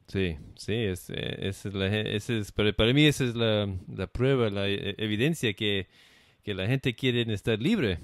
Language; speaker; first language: Spanish; non-native, learner; English